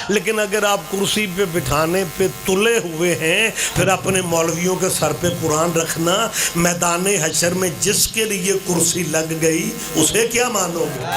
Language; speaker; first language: Urdu; non-native, local second language; Punjabi